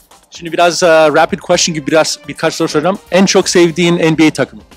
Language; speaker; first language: Turkish; native; Turkish